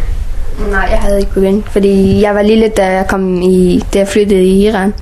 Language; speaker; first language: Danish; early bilingual, other home language; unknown